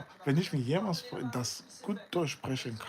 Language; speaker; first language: German; non-native, learner; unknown